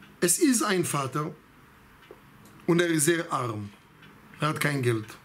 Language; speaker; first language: German; non-native, fluent; Hebrew